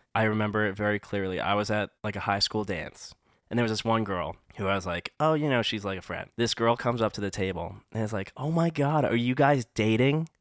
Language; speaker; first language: English; native; English